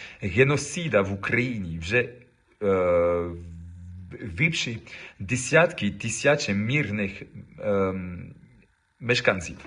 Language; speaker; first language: Ukrainian; non-native, learner; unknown